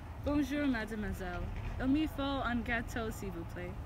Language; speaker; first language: French; non-native, learner; English